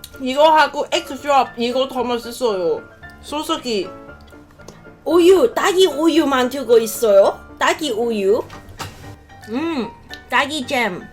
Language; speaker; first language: Korean; non-native, learner; Cantonese